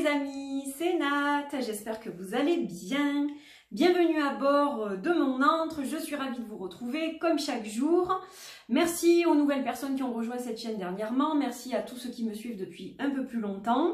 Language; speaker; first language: French; native; French